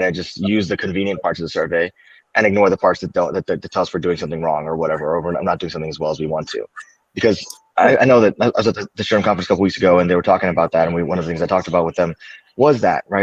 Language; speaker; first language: English; native; English